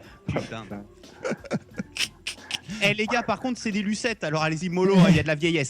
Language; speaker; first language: French; native; French